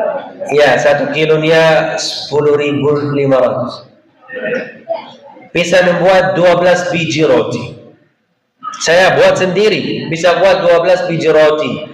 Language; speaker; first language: Indonesian; non-native, fluent; Arabic